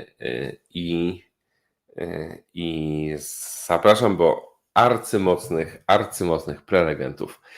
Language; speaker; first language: Polish; native; Polish